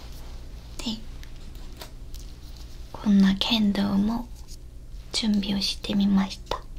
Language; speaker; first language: Japanese; non-native, learner; Korean